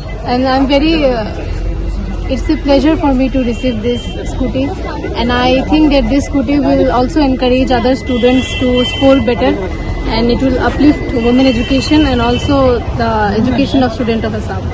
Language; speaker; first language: English; non-native, local second language; Bangla